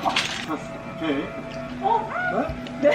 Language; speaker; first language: Korean; native; Korean